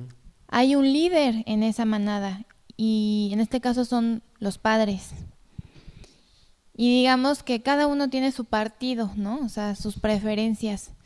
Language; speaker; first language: Spanish; native; Spanish